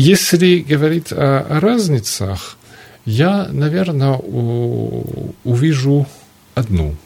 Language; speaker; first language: Russian; non-native, fluent; French